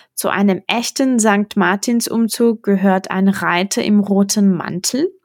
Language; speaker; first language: German; non-native, fluent; Czech